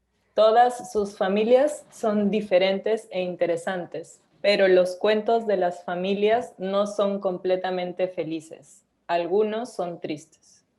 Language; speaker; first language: Spanish; non-native, learner; English